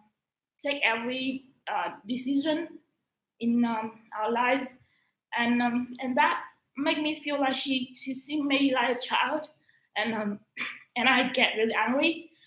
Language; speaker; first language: English; non-native, learner; Vietnamese